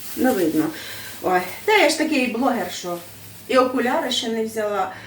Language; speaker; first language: Ukrainian; non-native, local second language; Russian